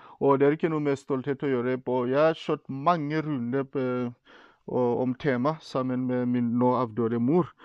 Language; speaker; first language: Norwegian; non-native, fluent; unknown